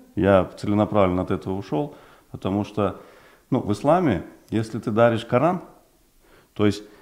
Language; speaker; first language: Russian; non-native, local second language; Uzbek